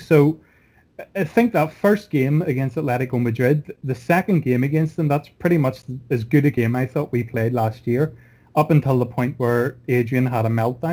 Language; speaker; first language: English; native; English